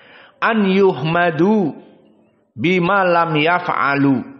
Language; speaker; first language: Arabic; non-native, fluent; Indonesian